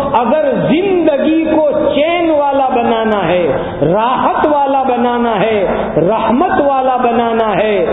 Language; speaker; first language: Urdu; non-native, local second language; Gujarati